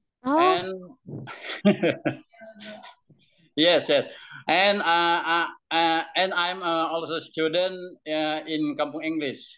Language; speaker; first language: English; non-native, learner; Indonesian